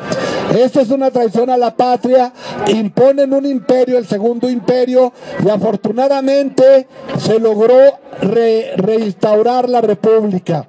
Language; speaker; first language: Spanish; native; Spanish